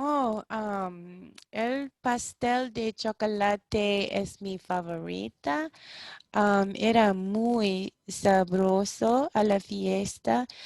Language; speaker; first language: Spanish; non-native, learner; English